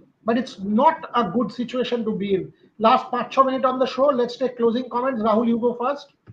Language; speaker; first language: English; non-native, local second language; Bangla